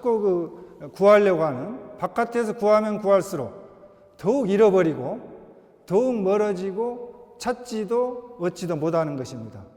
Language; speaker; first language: Korean; native; Korean